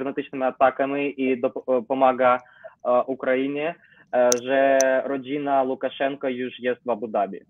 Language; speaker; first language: Polish; non-native, learner; Ukrainian